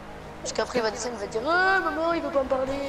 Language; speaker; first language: French; native; French